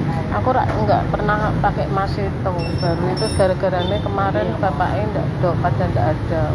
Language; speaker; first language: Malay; non-native, local second language; Javanese